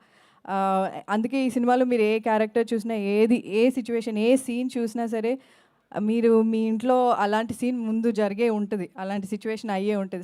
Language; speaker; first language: Telugu; native; Telugu